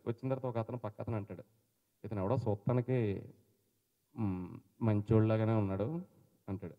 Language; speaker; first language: Telugu; native; Telugu